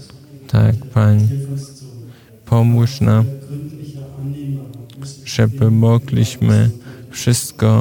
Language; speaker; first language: Polish; non-native, fluent; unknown